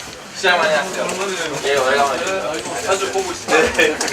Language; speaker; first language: Korean; non-native, fluent; German